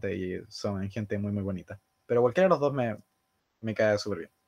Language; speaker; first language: Spanish; native; Spanish